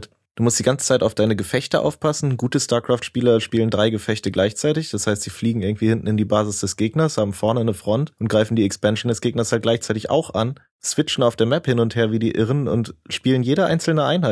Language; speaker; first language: German; native; German